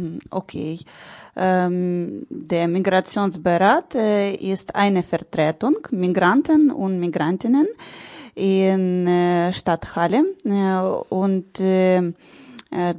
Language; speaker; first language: German; non-native, learner; Ukrainian